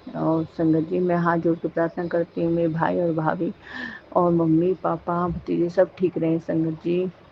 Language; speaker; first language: Hindi; native; Hindi